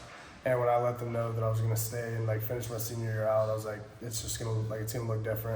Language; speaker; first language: English; native; English